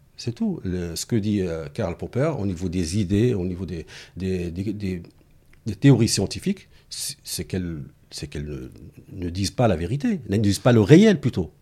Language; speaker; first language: French; non-native, local second language; Arabic